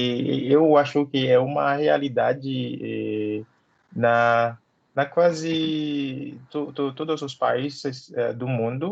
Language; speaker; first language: Portuguese; non-native, learner; Haitian Creole